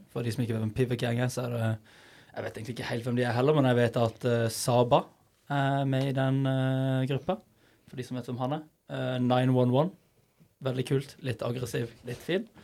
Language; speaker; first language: Norwegian; native; Norwegian